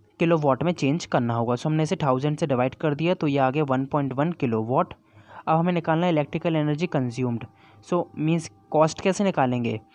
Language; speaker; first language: Hindi; native; Hindi